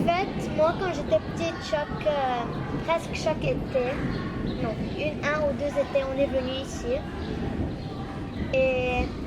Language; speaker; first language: French; non-native, local second language; Arabic